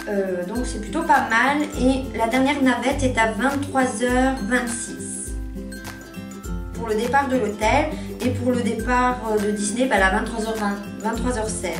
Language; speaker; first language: French; native; French